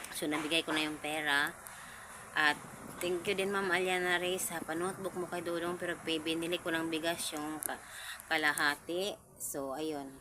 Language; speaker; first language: Filipino; non-native, local second language; Cebuano